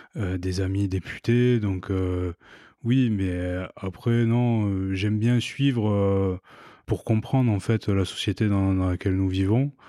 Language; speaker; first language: French; native; French